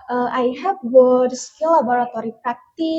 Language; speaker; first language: English; non-native, learner; Indonesian